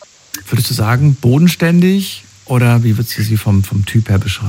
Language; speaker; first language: German; native; German